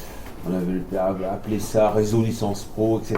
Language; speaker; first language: French; native; French